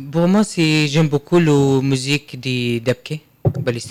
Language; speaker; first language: French; non-native, learner; Arabic